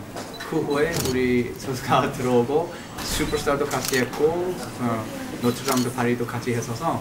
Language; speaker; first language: Korean; early bilingual, heritage; English